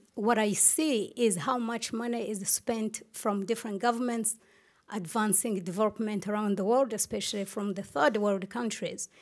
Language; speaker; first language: English; non-native, local second language; Kinyarwanda